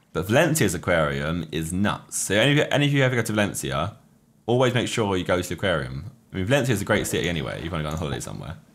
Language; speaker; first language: English; native; English